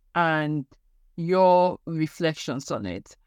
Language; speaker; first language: English; non-native, local second language; Igbo